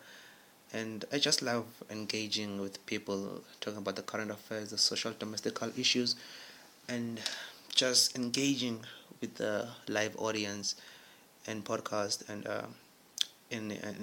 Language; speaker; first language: English; non-native, local second language; Zulu